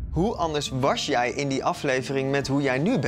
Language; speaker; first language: Dutch; native; Dutch